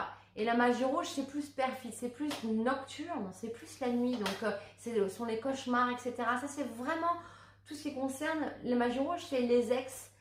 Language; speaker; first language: French; native; French